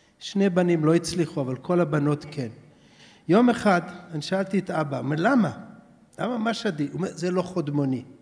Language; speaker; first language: Hebrew; early bilingual, other home language; Persian